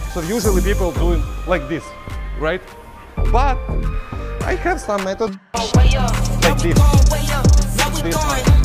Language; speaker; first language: English; non-native, learner; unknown